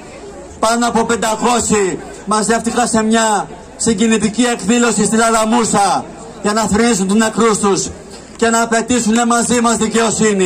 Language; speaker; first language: Greek; native; Greek